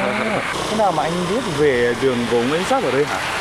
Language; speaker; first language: Vietnamese; non-native, fluent; Korean